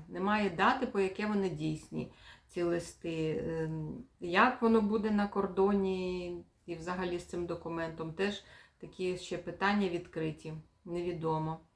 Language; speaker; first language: Ukrainian; native; Ukrainian